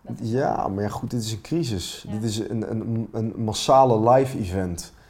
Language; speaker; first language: Dutch; non-native, fluent; Finnish